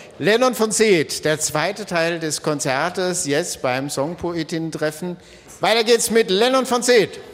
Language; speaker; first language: German; native; German